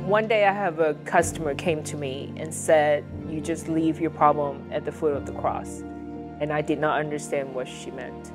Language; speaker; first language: English; non-native, fluent; Chinese